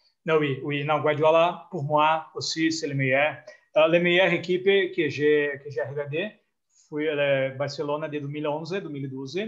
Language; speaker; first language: French; non-native, fluent; Portuguese